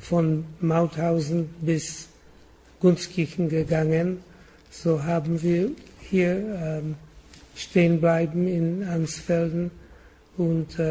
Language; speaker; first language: German; non-native, learner; Czech